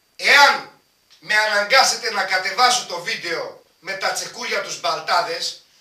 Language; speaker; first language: Greek; non-native, local second language; Romany